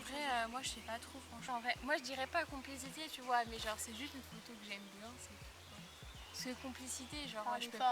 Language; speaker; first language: French; native; French